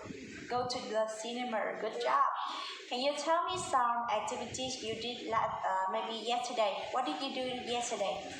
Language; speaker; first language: English; non-native, fluent; Vietnamese